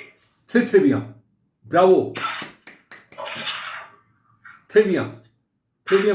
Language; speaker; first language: French; non-native, fluent; Hindi